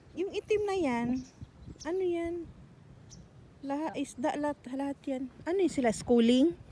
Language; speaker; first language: Filipino; non-native, local second language; Cebuano